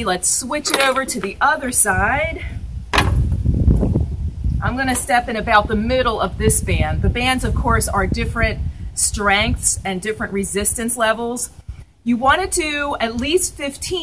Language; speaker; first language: English; native; English